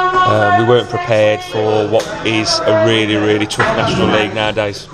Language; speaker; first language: English; native; English